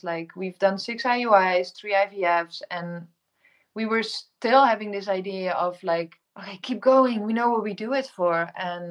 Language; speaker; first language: English; non-native, fluent; Dutch